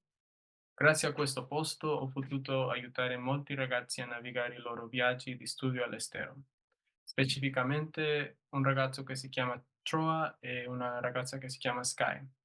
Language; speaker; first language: Italian; non-native, learner; English